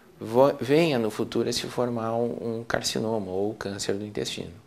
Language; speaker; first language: Portuguese; native; Portuguese